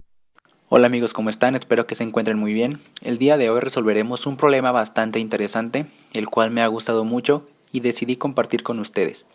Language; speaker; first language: Spanish; native; Spanish